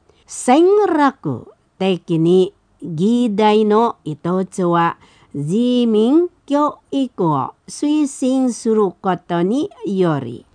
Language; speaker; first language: Japanese; non-native, fluent; Indonesian